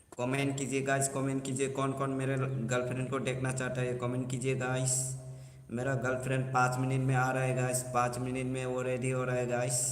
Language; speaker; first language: Hindi; non-native, local second language; Bodo